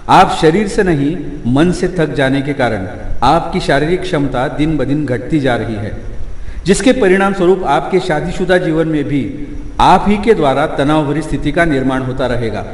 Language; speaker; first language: Hindi; non-native, local second language; Marathi